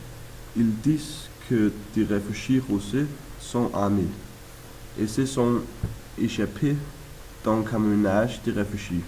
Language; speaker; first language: French; non-native, learner; German